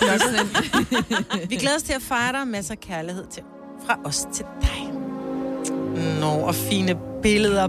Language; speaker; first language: Danish; native; Danish